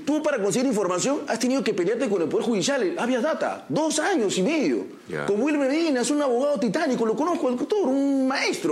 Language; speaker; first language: Spanish; native; Spanish